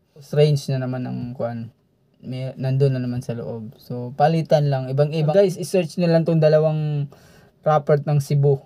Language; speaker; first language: Filipino; non-native, local second language; Cebuano